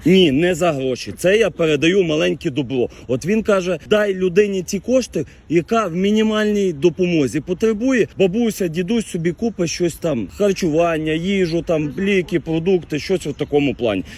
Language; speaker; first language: Ukrainian; native; Ukrainian